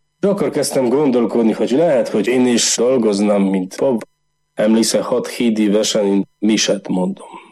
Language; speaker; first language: Hungarian; non-native, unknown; Polish